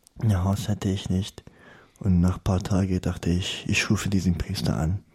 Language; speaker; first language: German; non-native, fluent; Persian